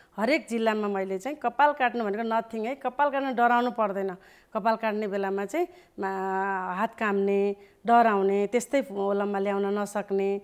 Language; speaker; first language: Nepali; native; Nepali